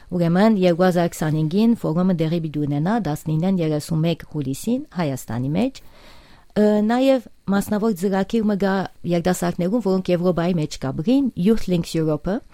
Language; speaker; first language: Armenian; early bilingual, heritage; Armenian